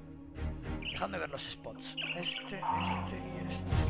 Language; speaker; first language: Spanish; native; Spanish